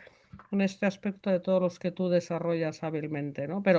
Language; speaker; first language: Spanish; native; Spanish